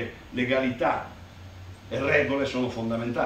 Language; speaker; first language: Italian; native; Italian